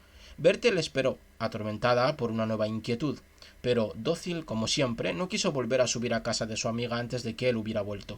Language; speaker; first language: Spanish; native; Spanish